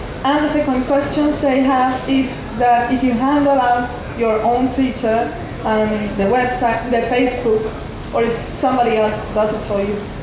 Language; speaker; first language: English; non-native, fluent; Spanish